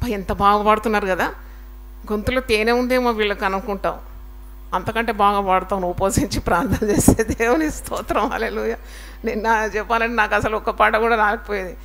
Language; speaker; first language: Telugu; native; Telugu